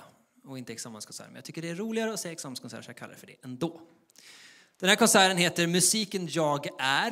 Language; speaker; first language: Swedish; native; Swedish